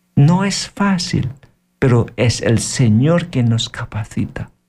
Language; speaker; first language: Spanish; non-native, fluent; Filipino